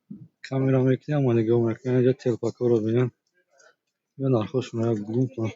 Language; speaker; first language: Persian; native; Persian